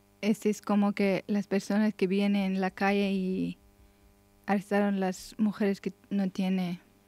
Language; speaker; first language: Spanish; non-native, learner; Persian